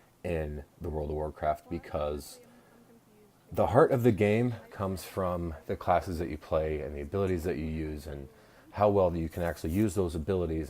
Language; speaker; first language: English; native; English